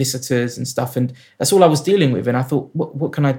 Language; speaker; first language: English; native; English